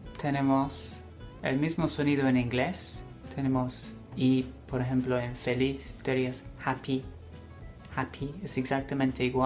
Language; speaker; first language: Spanish; non-native, fluent; English